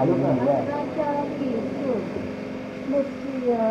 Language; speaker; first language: Indonesian; non-native, learner; English